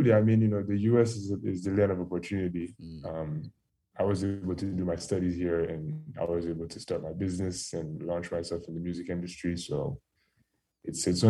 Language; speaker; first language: English; non-native, fluent; French